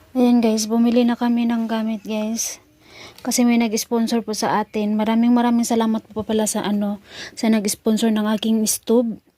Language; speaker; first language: Filipino; native; Filipino